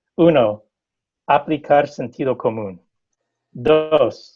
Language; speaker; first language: Spanish; non-native, fluent; English